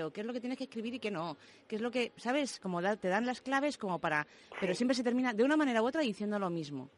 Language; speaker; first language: Spanish; native; Spanish